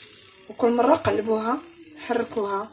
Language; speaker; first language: Arabic; native; Arabic